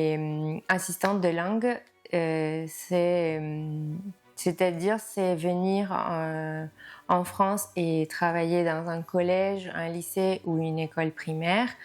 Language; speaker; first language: French; non-native, fluent; Spanish